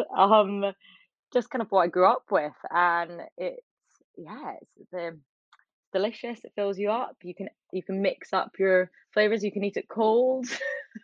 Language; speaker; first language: English; native; English